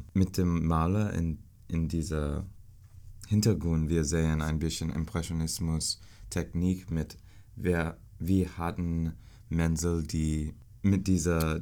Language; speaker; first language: German; non-native, learner; English